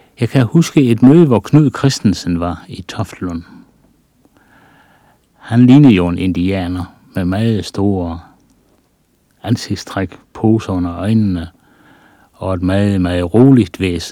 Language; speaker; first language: Danish; native; Danish